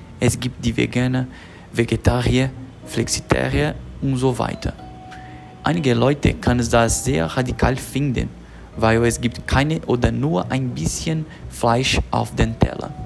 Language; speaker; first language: German; non-native, learner; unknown